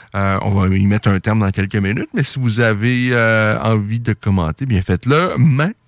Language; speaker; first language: French; native; French